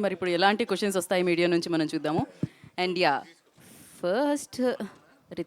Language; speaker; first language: Telugu; native; Telugu